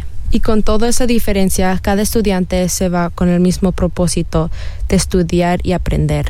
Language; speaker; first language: Spanish; early bilingual, heritage; Spanish